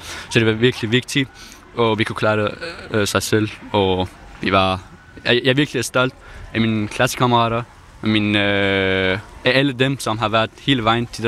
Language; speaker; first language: Danish; non-native, fluent; Persian